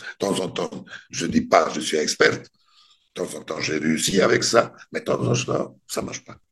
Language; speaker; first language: French; non-native, fluent; Serbian